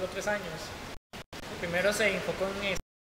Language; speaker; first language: Spanish; native; Spanish